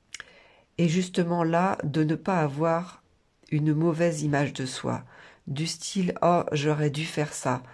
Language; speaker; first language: French; native; French